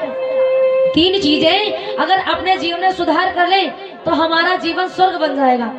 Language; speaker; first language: Hindi; native; Hindi